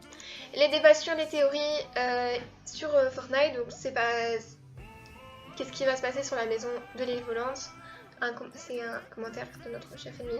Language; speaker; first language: French; native; French